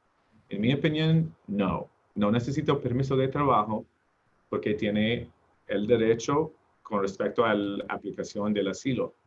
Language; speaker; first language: Spanish; non-native, learner; English